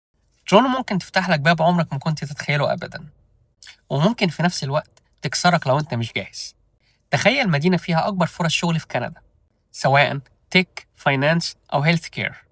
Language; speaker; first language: Arabic; native; Arabic